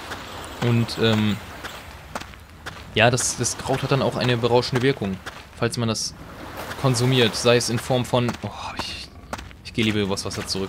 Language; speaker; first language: German; native; German